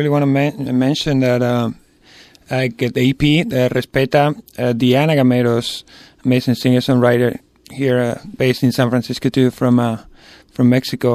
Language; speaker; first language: English; non-native, fluent; Spanish